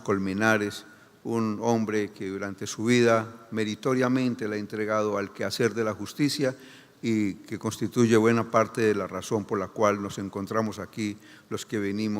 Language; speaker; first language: Spanish; native; Spanish